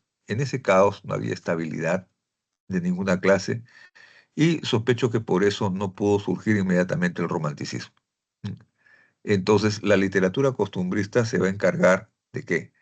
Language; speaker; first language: Spanish; native; Spanish